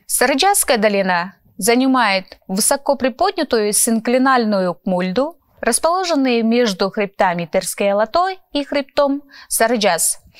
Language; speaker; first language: Russian; non-native, local second language; Kyrgyz